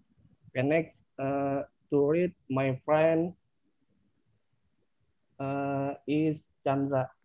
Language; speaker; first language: English; non-native, learner; Indonesian